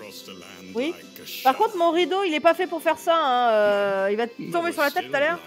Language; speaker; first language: French; native; French